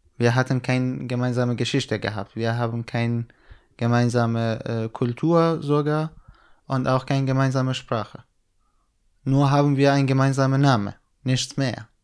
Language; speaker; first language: German; non-native, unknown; Central Kurdish